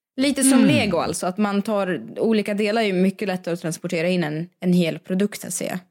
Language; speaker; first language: Swedish; early bilingual, other home language; Russian